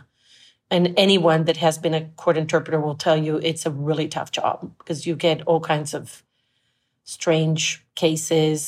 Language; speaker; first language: English; non-native, fluent; Spanish